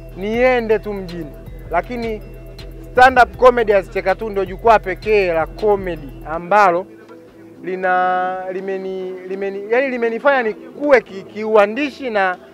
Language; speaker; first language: Swahili; native; Swahili